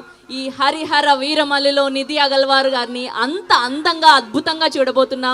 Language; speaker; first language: Telugu; native; Telugu